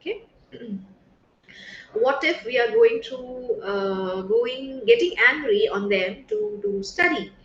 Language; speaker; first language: English; non-native, local second language; Hindi